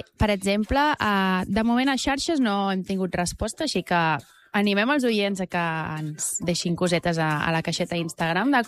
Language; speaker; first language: Catalan; native; Catalan